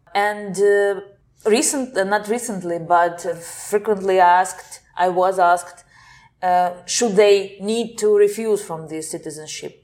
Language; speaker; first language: English; non-native, fluent; Ukrainian